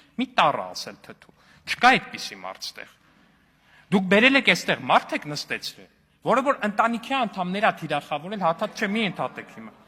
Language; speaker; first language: Armenian; native; Armenian